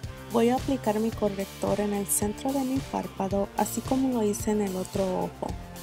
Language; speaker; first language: Spanish; early bilingual, heritage; Spanish